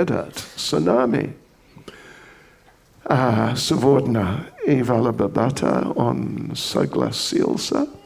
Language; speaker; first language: Russian; non-native, fluent; English